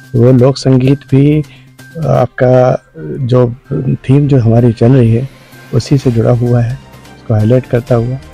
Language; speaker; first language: Hindi; native; Hindi